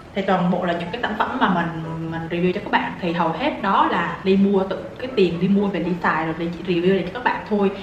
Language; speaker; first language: Vietnamese; native; Vietnamese